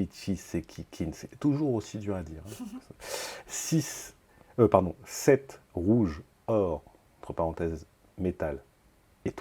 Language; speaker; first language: French; native; French